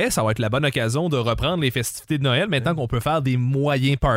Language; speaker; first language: French; native; French